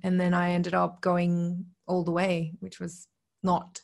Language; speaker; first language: English; early bilingual, other home language; Korean